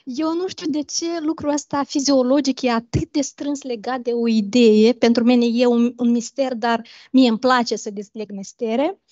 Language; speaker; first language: Romanian; native; Romanian